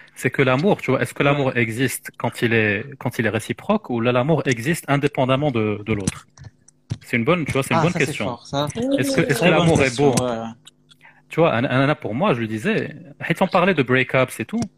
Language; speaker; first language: French; non-native, local second language; Arabic